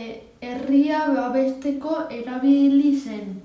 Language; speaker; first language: Basque; non-native, local second language; Spanish